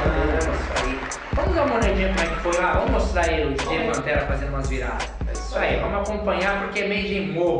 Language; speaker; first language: Portuguese; native; Portuguese